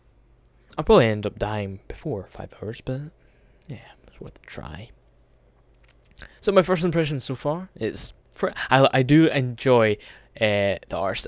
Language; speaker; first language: English; native; English